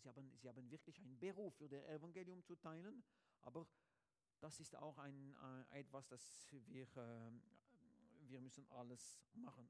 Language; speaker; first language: German; non-native, learner; French